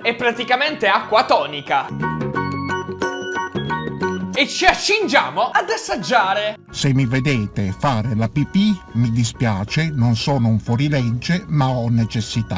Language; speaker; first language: Italian; native; Italian